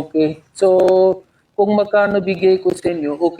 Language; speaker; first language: Filipino; non-native, fluent; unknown